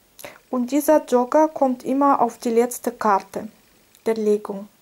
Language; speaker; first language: German; non-native, fluent; Russian